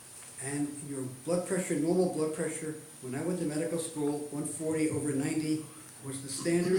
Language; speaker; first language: English; native; English